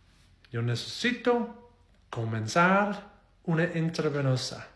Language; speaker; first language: Spanish; non-native, learner; English